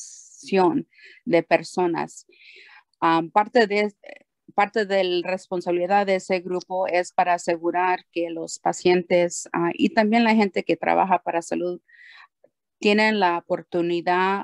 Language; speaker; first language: Spanish; early bilingual, heritage; Spanish